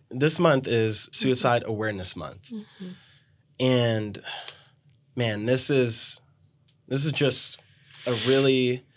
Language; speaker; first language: English; native; English